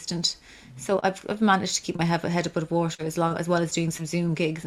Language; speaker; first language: English; native; English